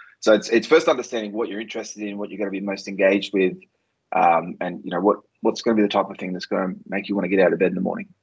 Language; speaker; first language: English; native; English